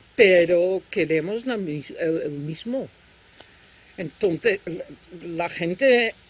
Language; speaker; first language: Spanish; non-native, fluent; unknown